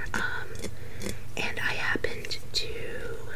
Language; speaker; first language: English; native; English